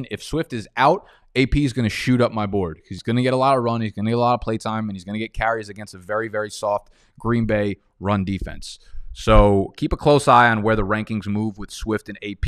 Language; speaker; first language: English; native; English